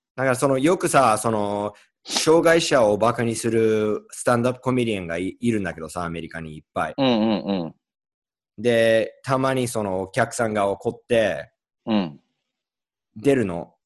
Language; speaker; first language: Japanese; non-native, fluent; English